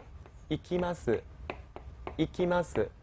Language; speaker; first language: Japanese; non-native, fluent; Chinese